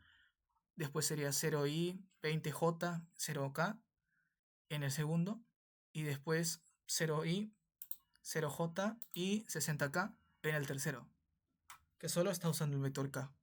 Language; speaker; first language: Spanish; native; Spanish